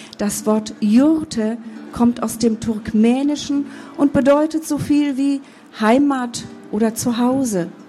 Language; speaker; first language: German; early bilingual, other home language; Kurdish